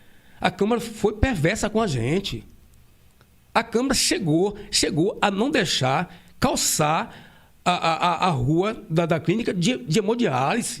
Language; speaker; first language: Portuguese; native; Portuguese